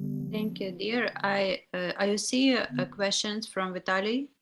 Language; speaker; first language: English; non-native, learner; Ukrainian